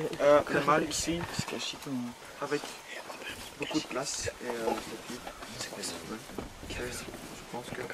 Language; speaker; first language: French; non-native, local second language; Dutch